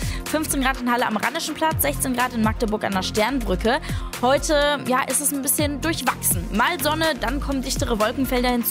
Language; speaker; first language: German; native; German